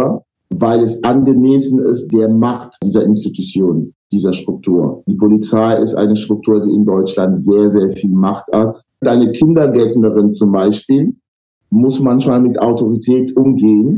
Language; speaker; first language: German; non-native, fluent; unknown